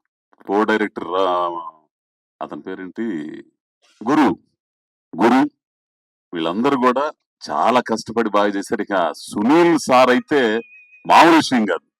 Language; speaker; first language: Telugu; native; Telugu